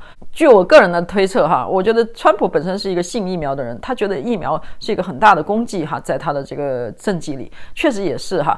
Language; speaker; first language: Chinese; native; Chinese